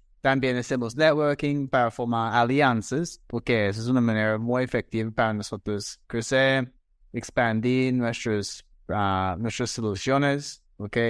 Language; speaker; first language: Spanish; non-native, fluent; English